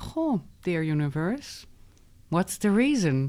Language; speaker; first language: English; non-native, fluent; Dutch